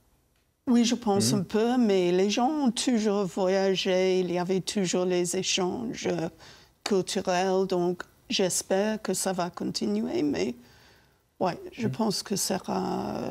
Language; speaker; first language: French; non-native, fluent; English